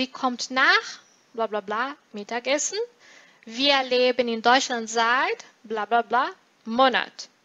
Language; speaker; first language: German; non-native, fluent; Portuguese